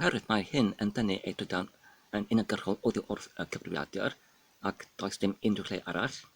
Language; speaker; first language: Welsh; non-native, fluent; English